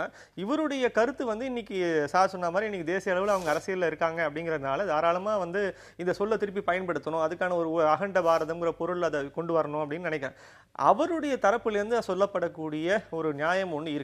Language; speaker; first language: Tamil; native; Tamil